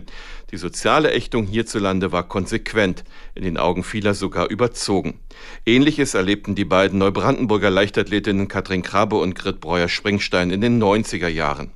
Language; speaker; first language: German; native; German